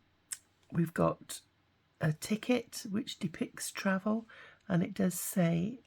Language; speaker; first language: English; native; English